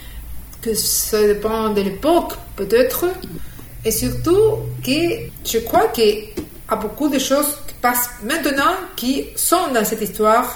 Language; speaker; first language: French; non-native, fluent; Spanish